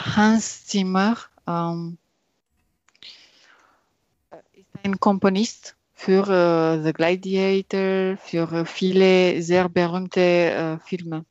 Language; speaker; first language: German; non-native, learner; French